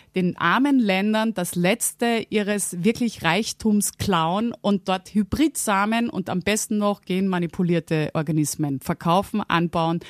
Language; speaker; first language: German; native; German